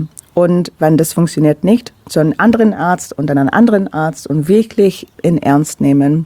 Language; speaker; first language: German; non-native, fluent; English